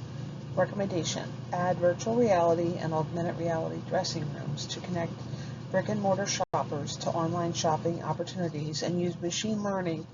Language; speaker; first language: English; native; English